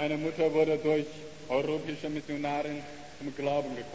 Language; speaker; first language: German; non-native, learner; Chinese